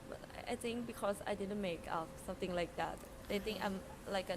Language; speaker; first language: English; non-native, fluent; Thai